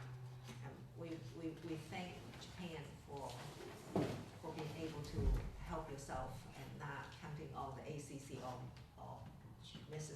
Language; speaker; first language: English; non-native, fluent; Chinese